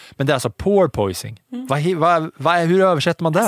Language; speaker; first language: Swedish; native; Swedish